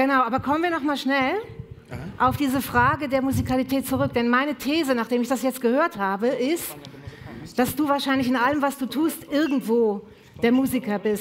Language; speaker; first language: German; native; German